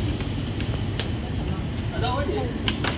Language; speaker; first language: Chinese; non-native, learner; Vietnamese